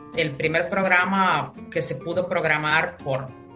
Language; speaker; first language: Spanish; non-native, fluent; Ukrainian